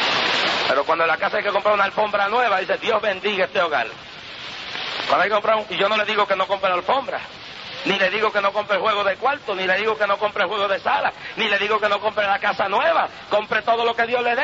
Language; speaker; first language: Spanish; native; Spanish